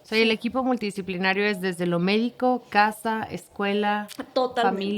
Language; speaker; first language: Spanish; native; Spanish